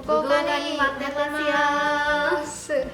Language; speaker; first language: Japanese; non-native, learner; Vietnamese